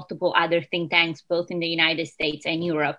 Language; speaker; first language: English; non-native, fluent; Italian